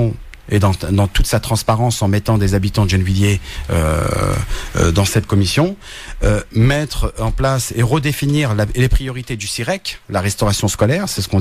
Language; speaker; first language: French; native; French